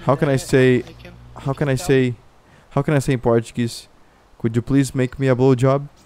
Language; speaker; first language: English; non-native, fluent; Portuguese